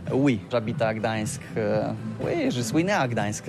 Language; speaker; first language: French; non-native, learner; Polish